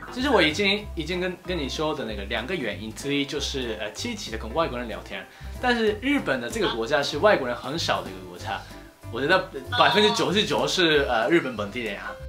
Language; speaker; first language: Chinese; non-native, fluent; Japanese